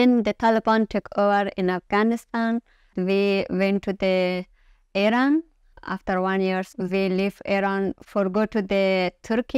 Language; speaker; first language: English; non-native, learner; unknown